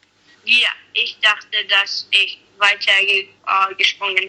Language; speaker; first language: German; non-native, learner; English